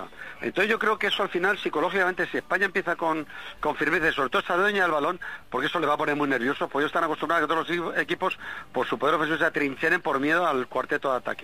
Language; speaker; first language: Spanish; native; Spanish